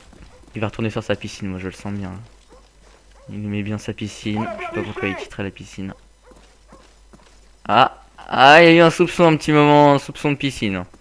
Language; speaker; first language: French; native; French